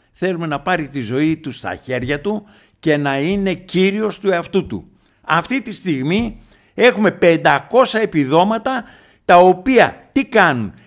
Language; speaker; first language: Greek; native; Greek